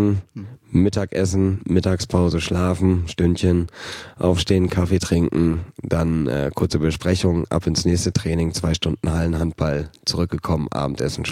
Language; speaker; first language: German; native; German